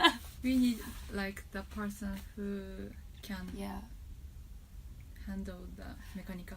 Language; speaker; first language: English; non-native, fluent; Japanese